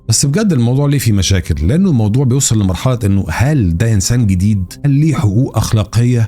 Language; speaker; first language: Arabic; native; Arabic